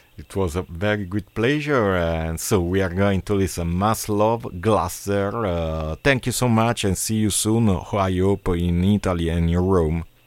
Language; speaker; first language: English; non-native, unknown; Italian